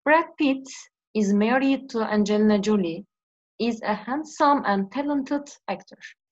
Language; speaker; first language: English; non-native, fluent; Turkish